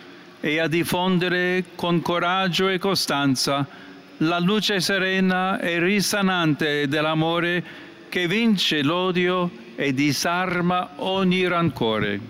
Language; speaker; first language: Italian; non-native, fluent; English